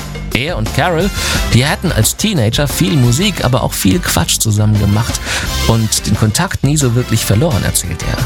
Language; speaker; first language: German; native; German